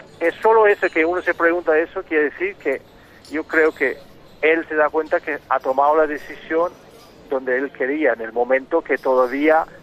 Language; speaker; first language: Spanish; non-native, fluent; Danish